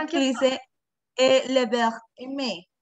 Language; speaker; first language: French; non-native, learner; Spanish